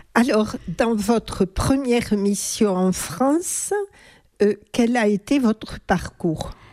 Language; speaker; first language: French; native; French